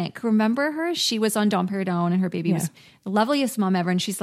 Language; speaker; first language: English; native; English